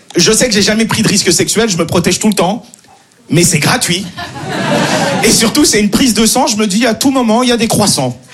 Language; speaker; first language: French; native; French